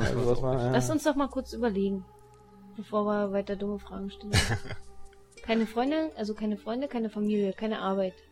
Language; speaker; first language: German; native; German